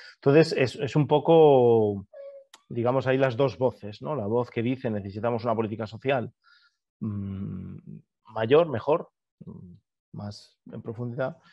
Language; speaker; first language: Spanish; native; Spanish